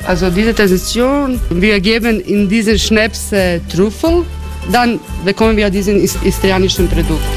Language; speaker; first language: German; non-native, learner; Croatian